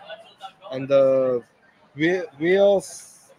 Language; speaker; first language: English; non-native, learner; Slovak